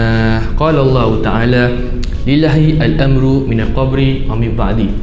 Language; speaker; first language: Arabic; non-native, learner; Malay